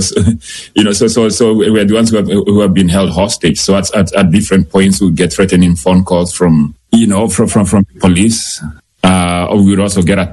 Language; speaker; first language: English; non-native, local second language; Kikuyu